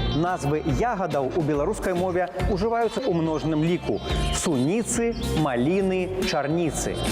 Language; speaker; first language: Belarusian; non-native, local second language; Russian